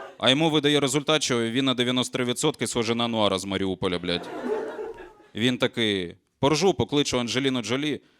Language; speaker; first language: Ukrainian; non-native, local second language; Russian